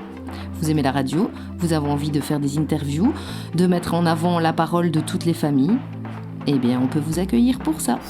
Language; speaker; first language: French; native; French